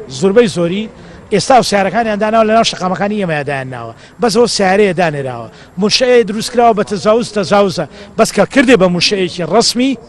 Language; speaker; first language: Central Kurdish; native; Central Kurdish